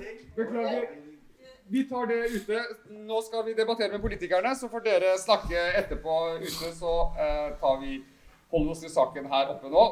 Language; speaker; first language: Norwegian; native; Norwegian